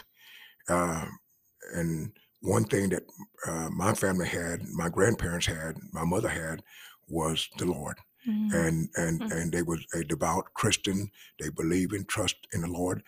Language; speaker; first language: English; native; English